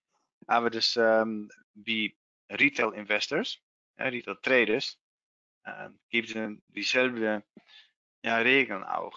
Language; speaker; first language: German; non-native, learner; Dutch